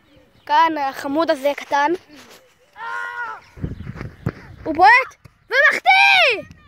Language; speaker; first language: Hebrew; native; Hebrew